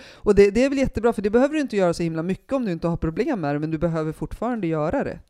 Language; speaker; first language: Swedish; native; Swedish